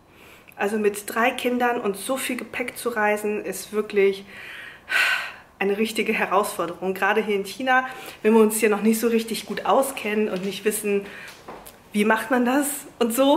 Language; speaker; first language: German; native; German